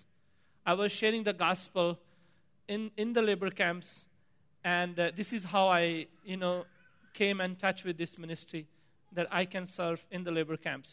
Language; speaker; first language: English; non-native, local second language; Punjabi